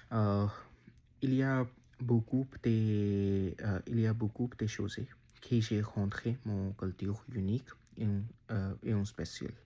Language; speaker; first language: French; non-native, learner; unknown